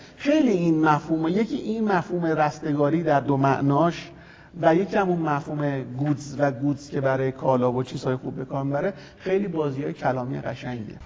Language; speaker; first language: Persian; native; Persian